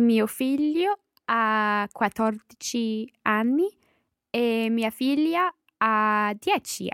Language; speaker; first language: Italian; non-native, learner; English